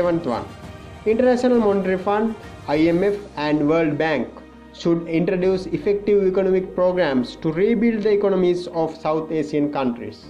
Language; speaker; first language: English; non-native, local second language; Sinhala